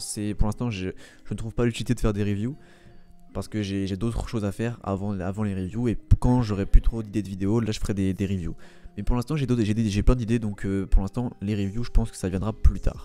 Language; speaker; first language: French; native; French